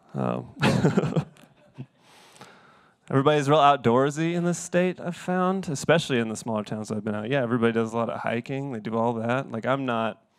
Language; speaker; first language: English; native; English